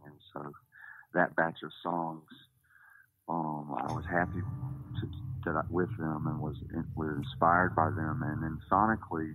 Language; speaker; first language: English; native; English